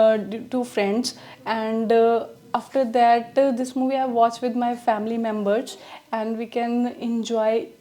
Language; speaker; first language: English; non-native, learner; Punjabi